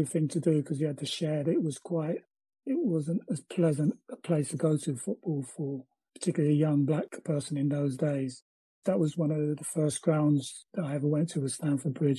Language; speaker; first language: English; native; English